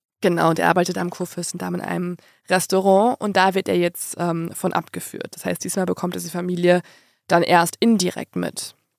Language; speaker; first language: German; native; German